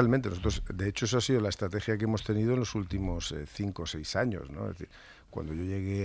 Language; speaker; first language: Spanish; native; Spanish